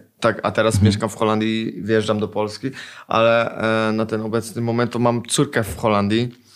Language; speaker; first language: Polish; early bilingual, heritage; Polish